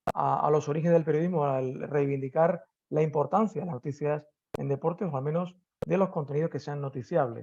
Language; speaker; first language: Spanish; native; Spanish